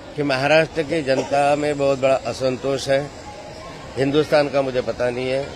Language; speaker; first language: Hindi; non-native, local second language; Marathi